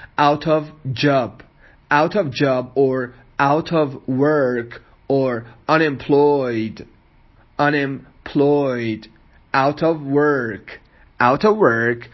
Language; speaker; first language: English; non-native, fluent; Persian